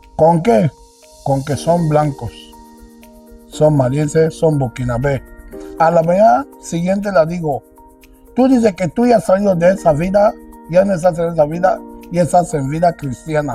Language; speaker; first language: Spanish; non-native, local second language; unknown